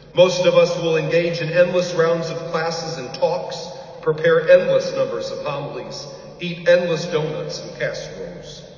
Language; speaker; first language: English; native; English